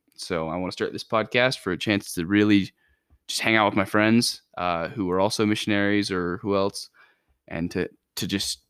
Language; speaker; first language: English; native; English